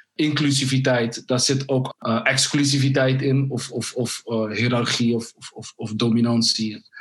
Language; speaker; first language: Dutch; early bilingual, other home language; Somali